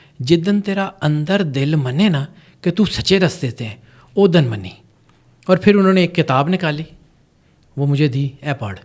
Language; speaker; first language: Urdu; non-native, local second language; Punjabi